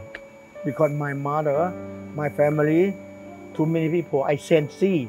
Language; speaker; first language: English; non-native, learner; Thai